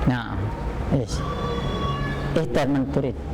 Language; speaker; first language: Indonesian; native; Indonesian